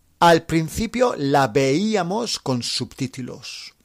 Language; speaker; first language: Spanish; non-native, fluent; English